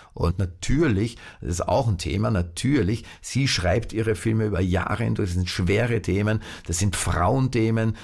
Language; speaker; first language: German; native; German